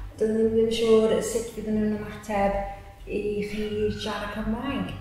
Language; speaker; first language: Welsh; native; Welsh